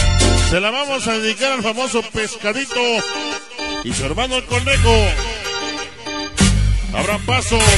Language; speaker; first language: Spanish; native; Spanish